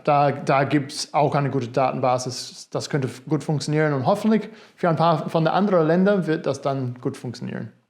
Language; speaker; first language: German; non-native, fluent; English